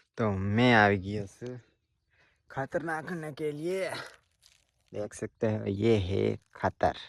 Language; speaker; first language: Hindi; non-native, local second language; Gujarati